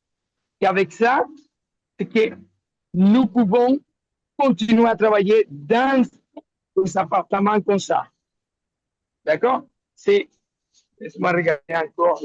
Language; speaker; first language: French; non-native, learner; Spanish